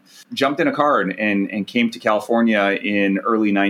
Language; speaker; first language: English; native; English